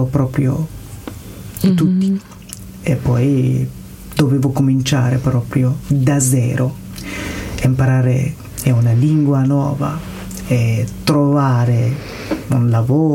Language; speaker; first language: Italian; non-native, learner; Persian